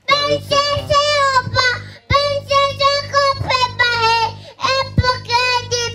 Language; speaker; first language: French; non-native, learner; Kinyarwanda